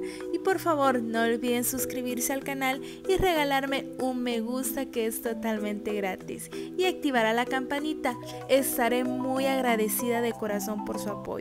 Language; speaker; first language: Spanish; native; Spanish